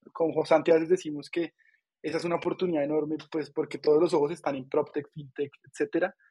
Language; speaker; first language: Spanish; native; Spanish